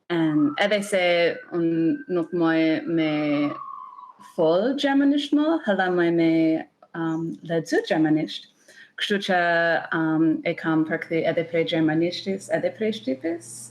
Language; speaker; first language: Albanian; non-native, learner; English